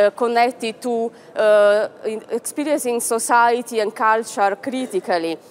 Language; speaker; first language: English; non-native, fluent; Italian